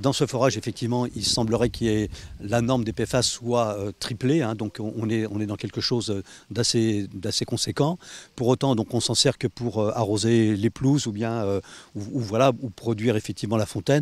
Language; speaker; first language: French; native; French